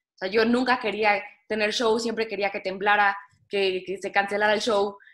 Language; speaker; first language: Spanish; native; Spanish